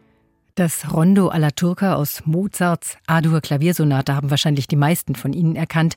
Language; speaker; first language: German; native; German